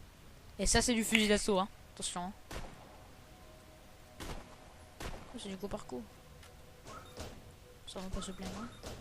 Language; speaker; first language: French; native; French